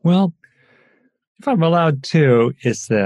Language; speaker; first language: English; native; English